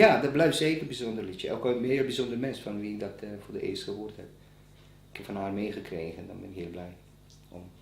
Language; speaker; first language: Dutch; non-native, fluent; Bosnian